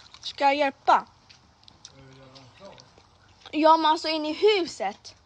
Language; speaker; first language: Swedish; early bilingual, other home language; Thai